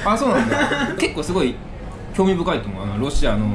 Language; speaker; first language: Japanese; native; Japanese